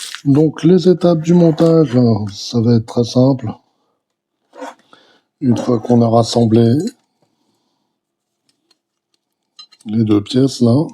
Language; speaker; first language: French; native; French